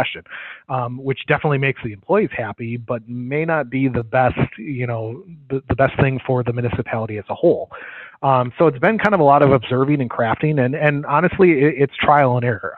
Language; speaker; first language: English; native; English